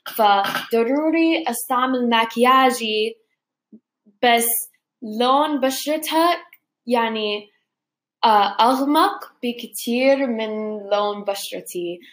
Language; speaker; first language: Arabic; non-native, learner; English